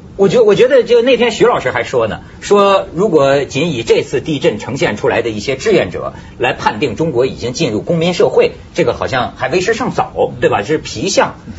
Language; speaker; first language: Chinese; native; Chinese